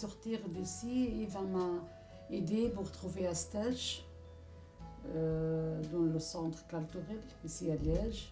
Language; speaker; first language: French; non-native, learner; Arabic